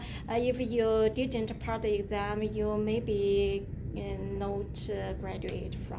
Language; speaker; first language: English; non-native, learner; Chinese